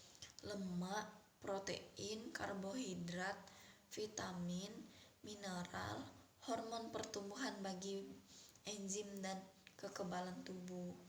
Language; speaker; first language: Indonesian; native; Indonesian